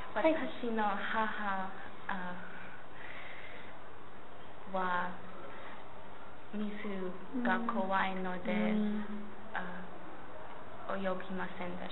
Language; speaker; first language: Japanese; non-native, learner; English